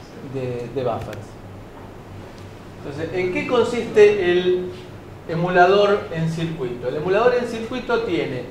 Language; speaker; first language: Spanish; native; Spanish